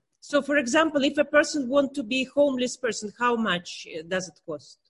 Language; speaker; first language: English; non-native, learner; Russian